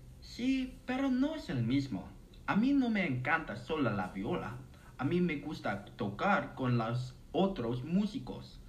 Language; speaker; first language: Spanish; non-native, learner; English